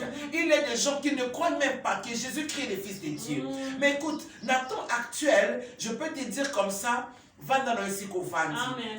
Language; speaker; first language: French; non-native, local second language; Lingala